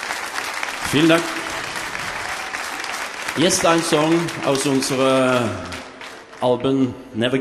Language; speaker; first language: German; non-native, learner; Norwegian